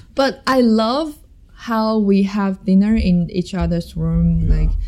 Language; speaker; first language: English; non-native, fluent; Chinese